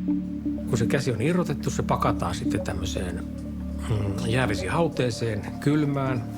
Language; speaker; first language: Finnish; native; Finnish